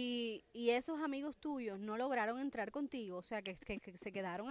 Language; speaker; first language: Spanish; native; Spanish